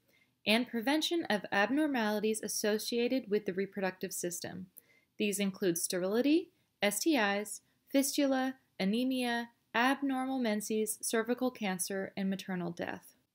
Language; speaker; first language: English; native; English